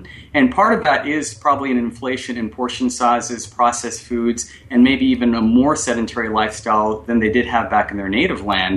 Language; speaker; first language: English; non-native, local second language; Bangla